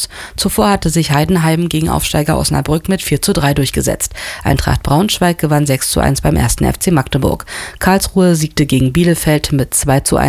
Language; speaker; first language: German; native; German